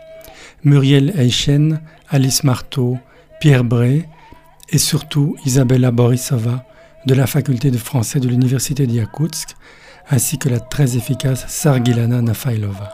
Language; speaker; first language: French; native; French